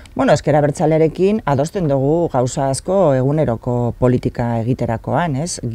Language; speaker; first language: Basque; non-native, local second language; Spanish